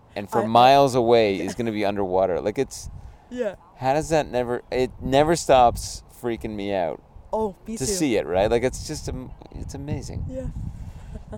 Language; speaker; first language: English; native; English